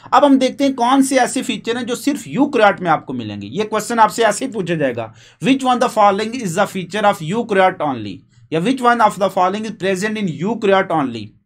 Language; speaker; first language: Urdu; non-native, local second language; Punjabi